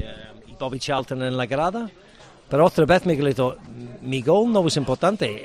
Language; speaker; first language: Spanish; non-native, learner; English